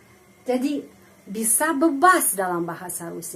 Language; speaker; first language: Indonesian; non-native, fluent; Russian